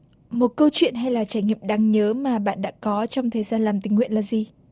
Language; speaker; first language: Vietnamese; native; Vietnamese